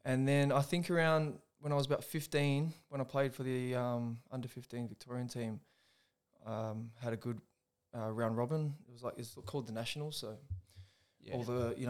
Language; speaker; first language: English; native; English